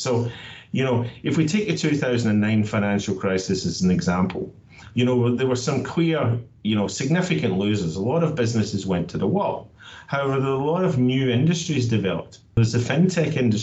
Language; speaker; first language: English; native; English